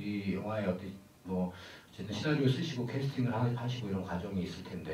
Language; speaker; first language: Korean; native; Korean